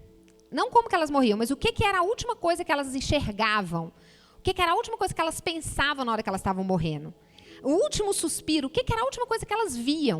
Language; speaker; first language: Portuguese; native; Portuguese